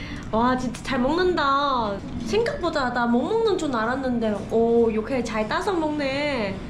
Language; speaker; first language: Korean; non-native, fluent; Vietnamese